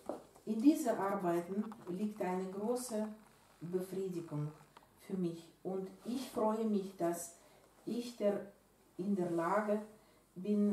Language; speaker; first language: German; non-native, learner; Russian